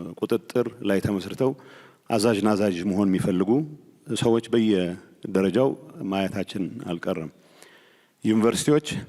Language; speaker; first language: Amharic; non-native, local second language; Tigrinya